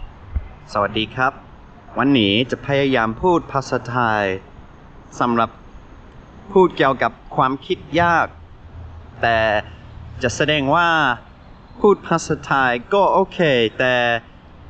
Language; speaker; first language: Thai; non-native, learner; English